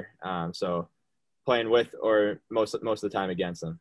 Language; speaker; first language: English; native; English